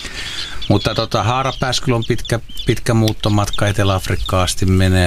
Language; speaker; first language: Finnish; native; Finnish